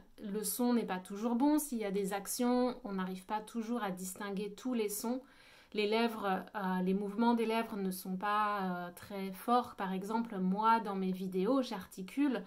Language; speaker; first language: French; native; French